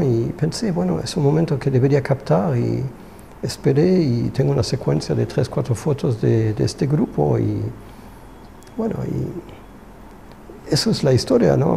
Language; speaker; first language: Spanish; non-native, fluent; German